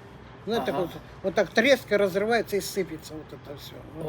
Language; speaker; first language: Russian; native; Russian